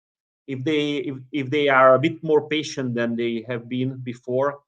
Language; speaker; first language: English; non-native, fluent; Hungarian